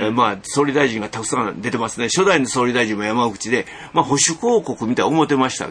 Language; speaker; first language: Japanese; native; Japanese